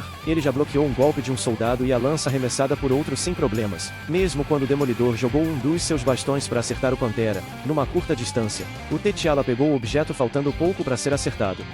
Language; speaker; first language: Portuguese; native; Portuguese